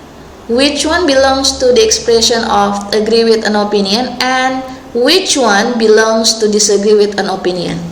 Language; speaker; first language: English; non-native, local second language; Indonesian